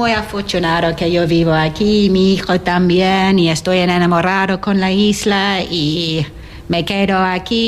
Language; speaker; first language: Spanish; non-native, learner; English